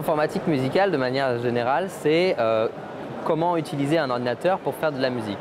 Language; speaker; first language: French; native; French